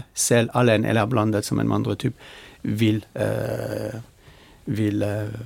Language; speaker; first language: Norwegian; non-native, fluent; French